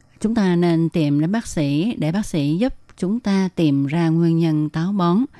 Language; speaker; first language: Vietnamese; native; Vietnamese